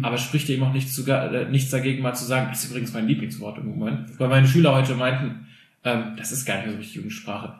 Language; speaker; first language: German; early bilingual, other home language; Albanian